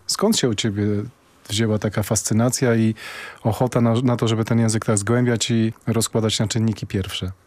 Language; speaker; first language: Polish; native; Polish